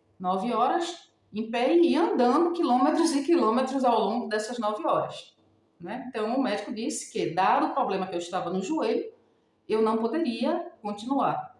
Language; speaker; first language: Portuguese; native; Portuguese